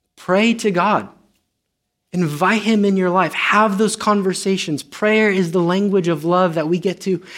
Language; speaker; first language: English; non-native, fluent; Romanian